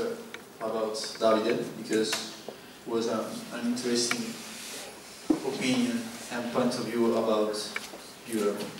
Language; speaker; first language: English; non-native, learner; Italian